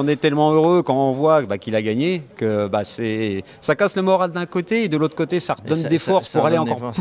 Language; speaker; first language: French; native; French